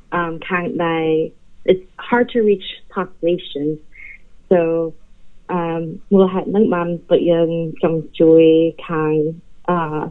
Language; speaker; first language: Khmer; early bilingual, heritage; Khmer